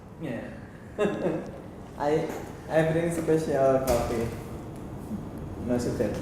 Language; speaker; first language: English; non-native, learner; Indonesian